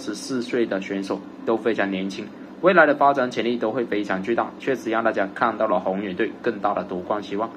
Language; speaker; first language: Chinese; native; Chinese